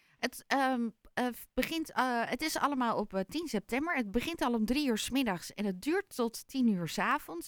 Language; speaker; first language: Dutch; native; Dutch